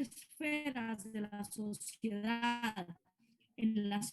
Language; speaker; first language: Spanish; native; Spanish